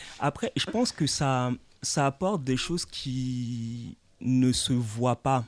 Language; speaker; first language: French; early bilingual, other home language; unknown